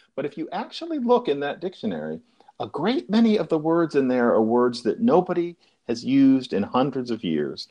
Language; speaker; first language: English; native; English